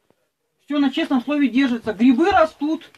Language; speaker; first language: Russian; native; Russian